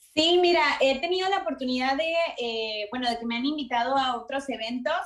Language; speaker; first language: Spanish; native; Spanish